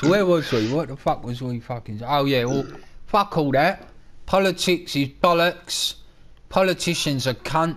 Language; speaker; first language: English; native; English